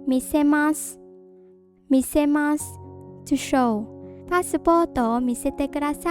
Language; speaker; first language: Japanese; non-native, fluent; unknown